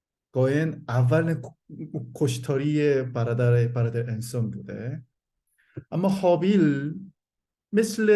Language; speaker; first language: Persian; non-native, learner; Korean